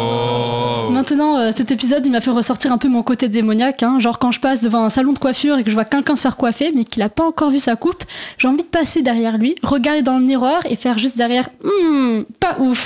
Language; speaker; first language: French; native; French